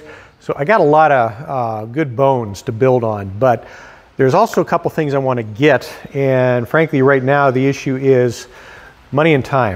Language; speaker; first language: English; native; English